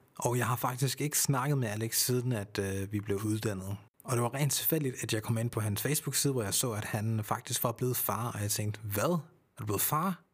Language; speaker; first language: Danish; early bilingual, other home language; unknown